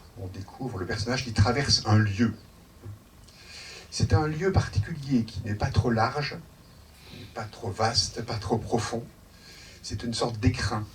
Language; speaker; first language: French; native; French